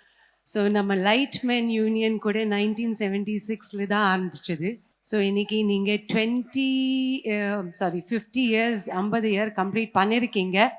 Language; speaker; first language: Tamil; non-native, fluent; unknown